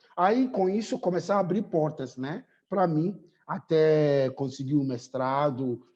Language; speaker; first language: Portuguese; non-native, fluent; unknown